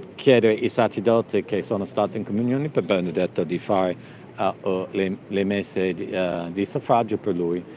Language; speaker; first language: Italian; non-native, learner; English